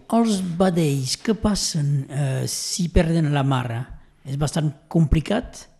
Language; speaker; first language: Catalan; native; Catalan